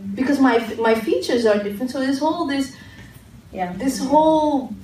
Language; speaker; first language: English; non-native, fluent; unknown